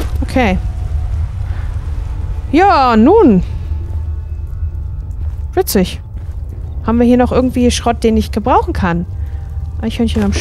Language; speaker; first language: German; native; German